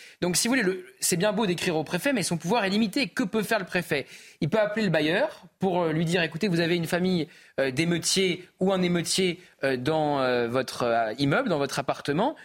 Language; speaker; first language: French; native; French